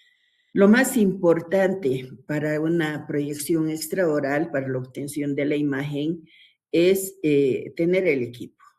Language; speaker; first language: Spanish; native; Spanish